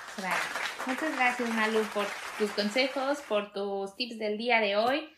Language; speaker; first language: Spanish; native; Spanish